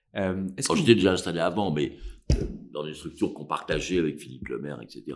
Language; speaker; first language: French; native; French